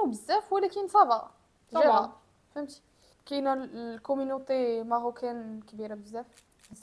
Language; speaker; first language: Arabic; native; Arabic